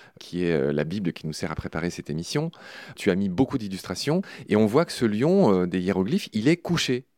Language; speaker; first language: French; native; French